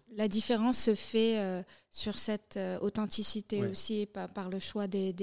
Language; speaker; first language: French; non-native, local second language; Arabic